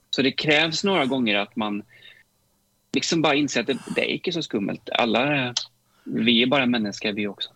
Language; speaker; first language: Swedish; native; Swedish